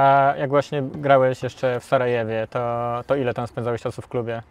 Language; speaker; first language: Polish; native; Polish